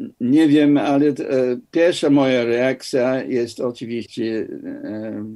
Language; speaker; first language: Polish; non-native, fluent; English